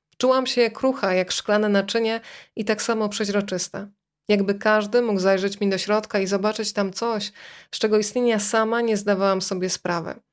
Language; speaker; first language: Polish; native; Polish